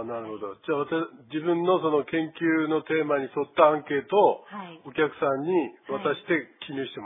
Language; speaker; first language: Japanese; native; Japanese